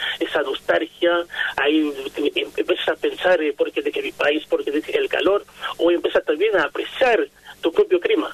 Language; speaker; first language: Spanish; non-native, fluent; Haitian Creole